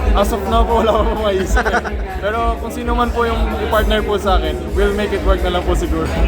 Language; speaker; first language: Filipino; native; Filipino